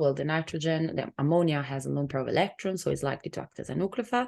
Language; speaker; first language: English; non-native, fluent; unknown